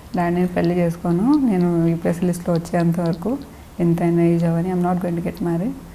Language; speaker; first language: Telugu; non-native, local second language; Lambadi